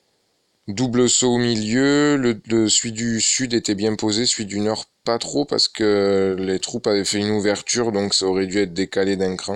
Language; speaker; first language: French; native; French